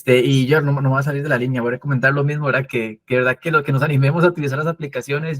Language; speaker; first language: Spanish; native; Spanish